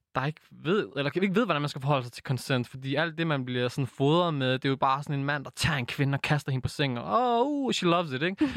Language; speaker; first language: Danish; native; Danish